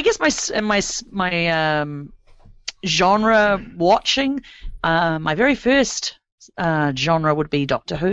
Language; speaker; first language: English; native; English